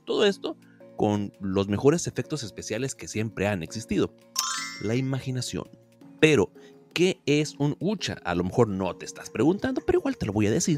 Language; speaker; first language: Spanish; native; Spanish